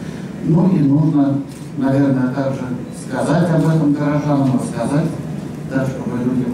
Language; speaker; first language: Russian; native; Russian